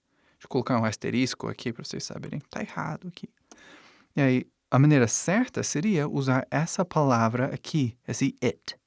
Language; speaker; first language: Portuguese; non-native, fluent; English